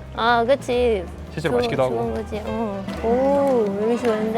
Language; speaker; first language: Korean; non-native, fluent; Dutch